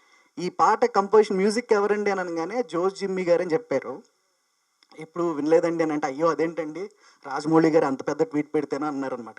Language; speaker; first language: Telugu; native; Telugu